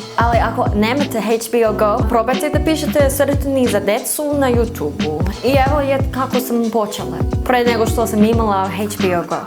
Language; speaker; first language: Serbian; non-native, learner; English